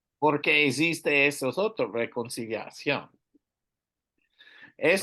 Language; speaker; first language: Spanish; non-native, learner; English